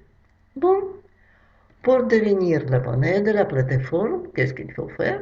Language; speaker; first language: French; non-native, fluent; Russian